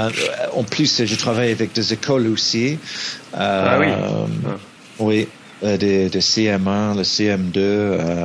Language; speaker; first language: French; non-native, fluent; English